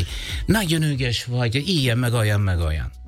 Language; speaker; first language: Hungarian; non-native, fluent; Italian